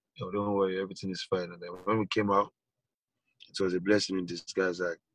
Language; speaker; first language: English; non-native, local second language; Yoruba